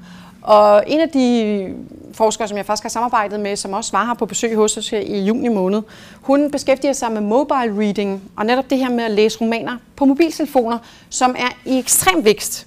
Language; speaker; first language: Danish; native; Danish